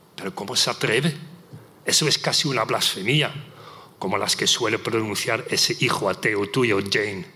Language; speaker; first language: Spanish; non-native, fluent; Dutch